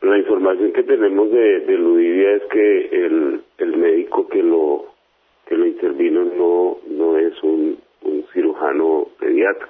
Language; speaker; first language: Spanish; native; Spanish